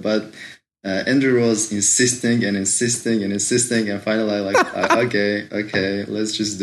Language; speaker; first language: English; non-native, fluent; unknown